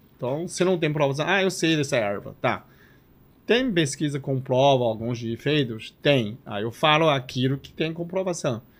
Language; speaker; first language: Portuguese; non-native, fluent; Chinese